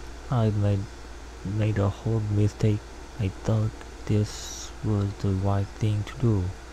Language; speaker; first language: English; non-native, learner; Korean